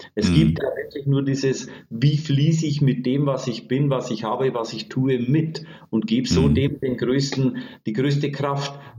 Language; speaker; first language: German; native; German